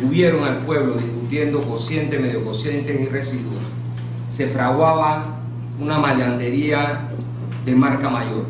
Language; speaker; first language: Spanish; native; Spanish